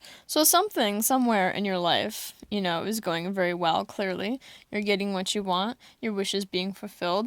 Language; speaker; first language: English; native; English